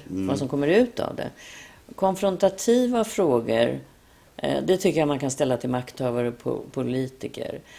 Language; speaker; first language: Swedish; native; Swedish